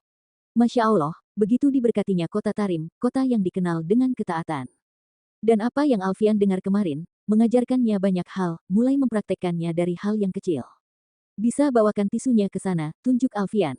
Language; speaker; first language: Indonesian; native; Indonesian